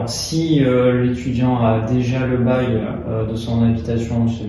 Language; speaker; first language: French; native; French